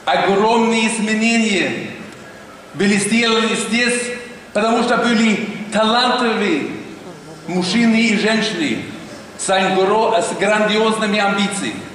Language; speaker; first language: Russian; non-native, learner; Swedish